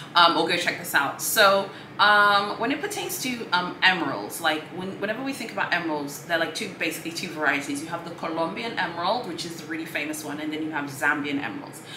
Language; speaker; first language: English; non-native, local second language; Swahili